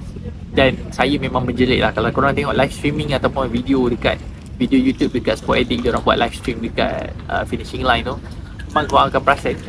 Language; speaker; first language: Malay; native; Malay